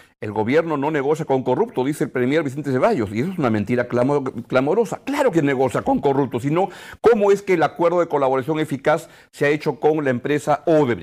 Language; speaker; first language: Spanish; native; Spanish